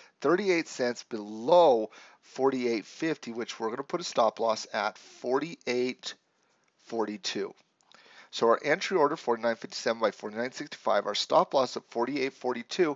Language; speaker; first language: English; native; English